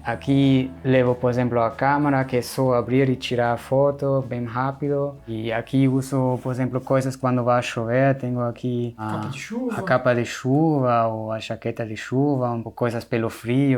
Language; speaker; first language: Portuguese; non-native, fluent; German